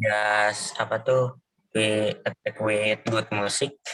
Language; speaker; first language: English; non-native, learner; Indonesian